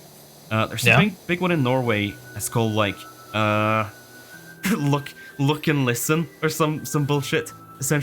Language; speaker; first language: English; non-native, fluent; Norwegian